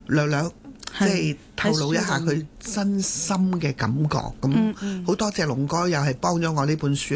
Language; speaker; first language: Cantonese; native; Cantonese